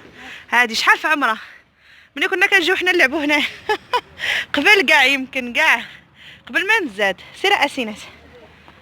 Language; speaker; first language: Arabic; native; Arabic